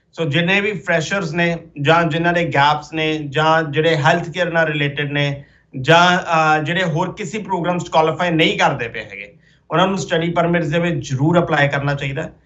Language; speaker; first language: Punjabi; early bilingual, heritage; Punjabi